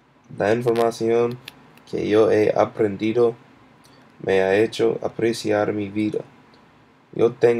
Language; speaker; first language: Spanish; non-native, learner; English